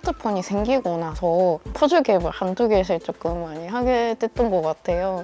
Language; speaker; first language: Korean; non-native, fluent; Japanese